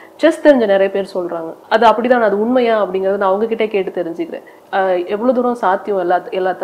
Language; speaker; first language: Tamil; native; Tamil